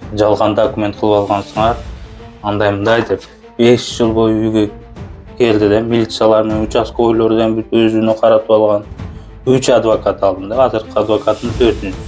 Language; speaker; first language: Kyrgyz; early bilingual, heritage; Kyrgyz